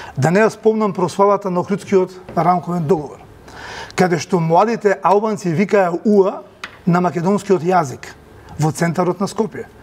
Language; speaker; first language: Macedonian; native; Macedonian